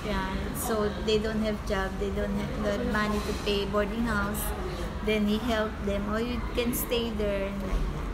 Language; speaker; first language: English; non-native, local second language; Filipino